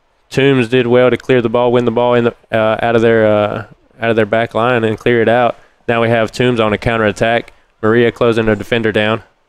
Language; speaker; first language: English; early bilingual, other home language; Spanish